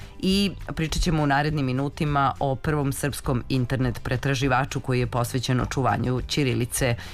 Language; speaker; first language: Serbian; native; Serbian